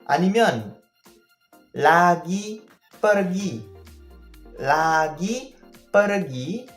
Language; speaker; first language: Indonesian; non-native, fluent; Korean